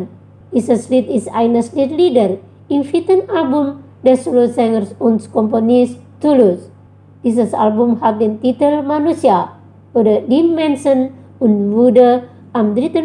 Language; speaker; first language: German; non-native, fluent; Indonesian